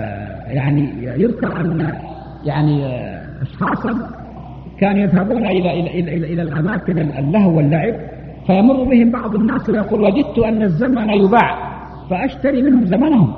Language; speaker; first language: Arabic; native; Arabic